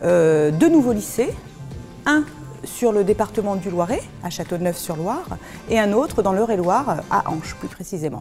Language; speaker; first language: French; native; French